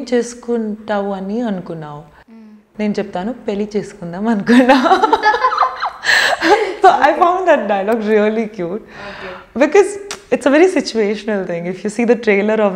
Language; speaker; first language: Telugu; non-native, learner; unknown